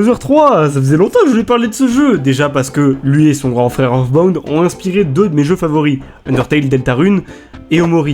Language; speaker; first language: French; native; French